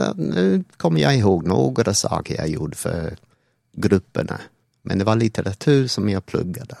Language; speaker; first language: Swedish; non-native, fluent; English